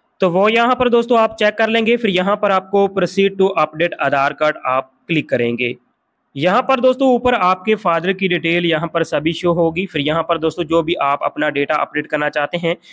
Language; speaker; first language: Hindi; non-native, local second language; Punjabi